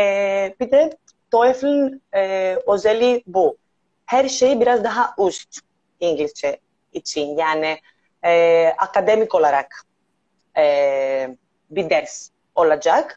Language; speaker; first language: Turkish; non-native, learner; Greek